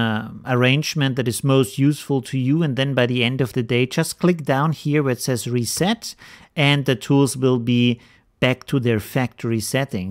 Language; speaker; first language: English; non-native, fluent; German